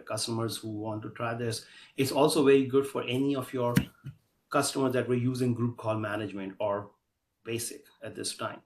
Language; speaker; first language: English; native; English